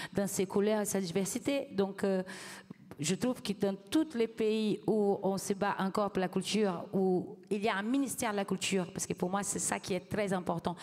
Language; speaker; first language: French; non-native, fluent; Portuguese